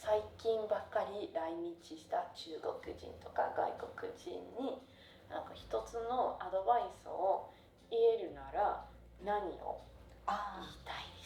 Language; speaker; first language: Japanese; non-native, fluent; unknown